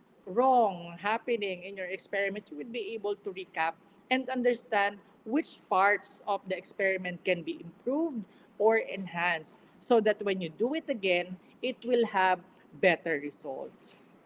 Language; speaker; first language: English; non-native, local second language; Filipino